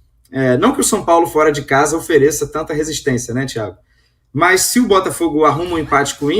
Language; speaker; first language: Portuguese; native; Portuguese